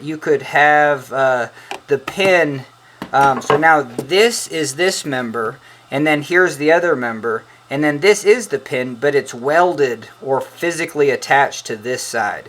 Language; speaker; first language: English; native; English